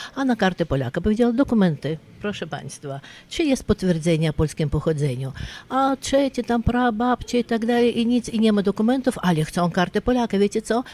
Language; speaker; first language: Polish; early bilingual, heritage; Polish